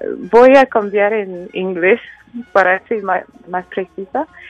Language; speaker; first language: Spanish; non-native, learner; French